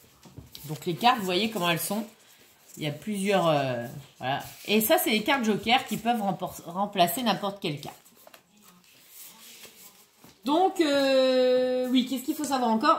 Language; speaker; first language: French; native; French